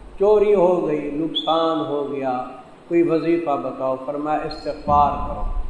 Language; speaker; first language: Urdu; non-native, local second language; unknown